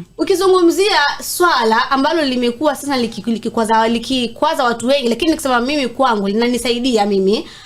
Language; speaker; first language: Swahili; native; Swahili